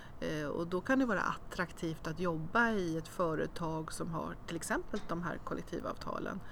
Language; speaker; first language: Swedish; native; Swedish